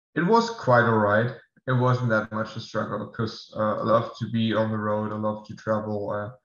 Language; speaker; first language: English; non-native, fluent; German